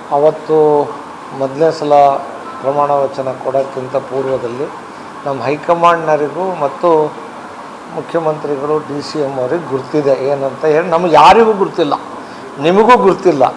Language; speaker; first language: Kannada; non-native, local second language; Lambadi